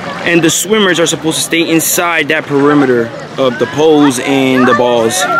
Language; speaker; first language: English; early bilingual, other home language; Spanish